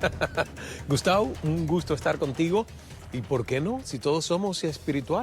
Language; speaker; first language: Spanish; native; Spanish